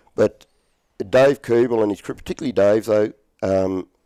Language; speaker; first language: English; native; English